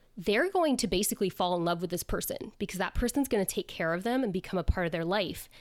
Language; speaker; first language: English; native; English